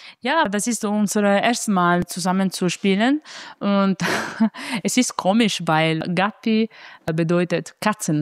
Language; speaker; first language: German; non-native, fluent; Italian